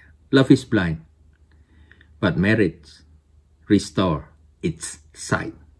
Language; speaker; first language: English; non-native, fluent; Indonesian